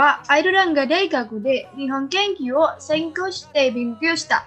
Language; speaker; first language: Japanese; non-native, learner; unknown